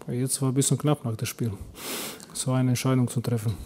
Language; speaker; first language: German; non-native, fluent; Croatian